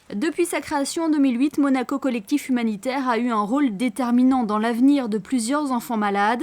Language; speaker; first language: French; native; French